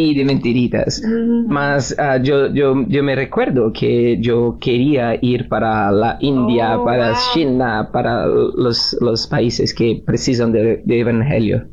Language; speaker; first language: Spanish; non-native, learner; Portuguese